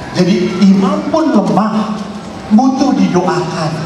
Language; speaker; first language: Indonesian; non-native, local second language; Javanese